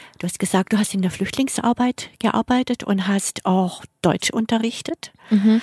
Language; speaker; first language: German; native; German